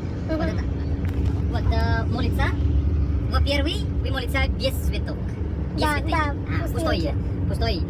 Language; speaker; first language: Russian; non-native, learner; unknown